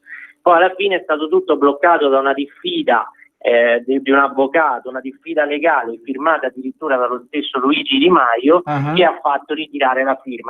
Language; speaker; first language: Italian; native; Italian